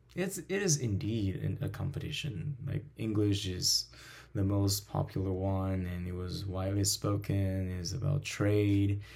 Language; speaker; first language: English; non-native, fluent; Min Nan Chinese